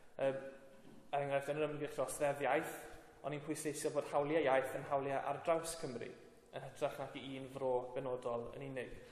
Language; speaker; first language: Welsh; native; Welsh